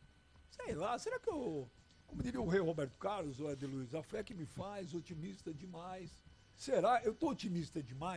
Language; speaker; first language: Portuguese; native; Portuguese